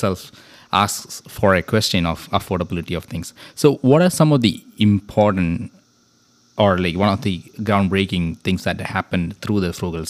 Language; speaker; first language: English; non-native, local second language; Malayalam